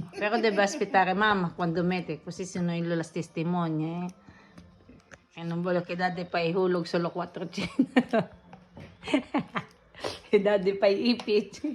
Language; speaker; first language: Italian; non-native, local second language; Filipino